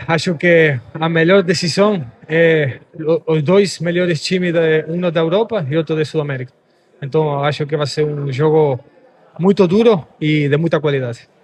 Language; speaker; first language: Portuguese; non-native, fluent; Spanish